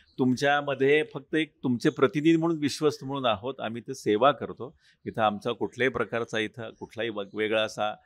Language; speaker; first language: Marathi; native; Marathi